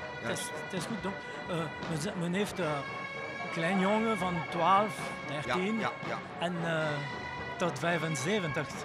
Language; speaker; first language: Dutch; non-native, local second language; French